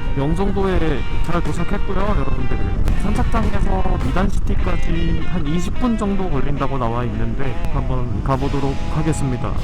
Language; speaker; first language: Korean; native; Korean